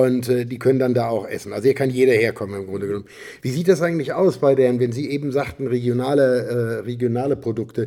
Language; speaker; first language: German; native; German